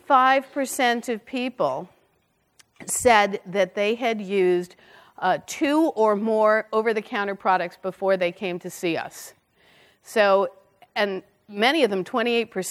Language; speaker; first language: English; native; English